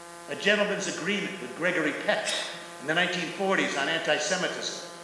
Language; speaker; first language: English; native; English